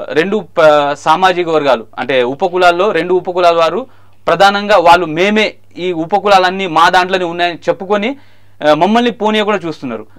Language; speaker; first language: Telugu; non-native, local second language; Marathi